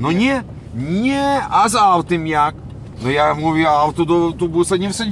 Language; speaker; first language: Polish; non-native, learner; Ukrainian